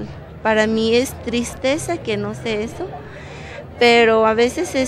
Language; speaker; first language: Spanish; non-native, local second language; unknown